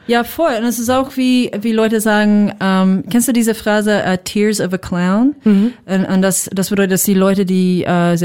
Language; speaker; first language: German; non-native, fluent; English